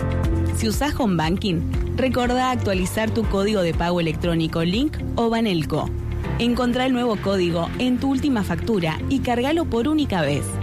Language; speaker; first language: Spanish; native; Spanish